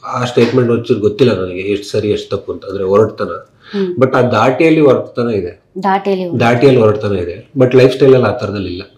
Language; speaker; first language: Kannada; native; Kannada